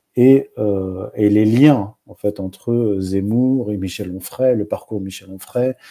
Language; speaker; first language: French; non-native, local second language; Arabic